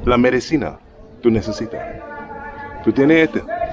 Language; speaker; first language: Spanish; non-native, learner; English